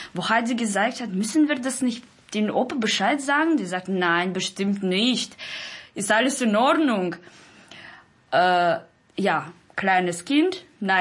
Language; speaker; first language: German; non-native, learner; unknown